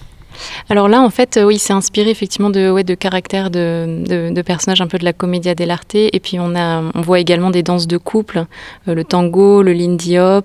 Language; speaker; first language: French; native; French